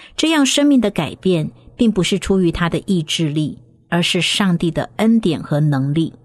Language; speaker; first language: Chinese; native; Chinese